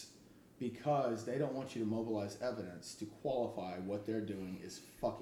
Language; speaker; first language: English; native; English